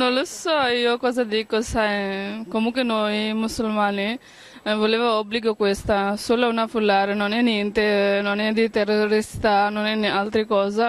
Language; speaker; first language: Italian; non-native, learner; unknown